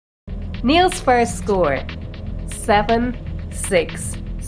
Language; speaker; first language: English; native; English